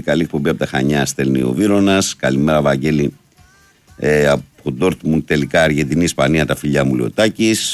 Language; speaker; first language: Greek; native; Greek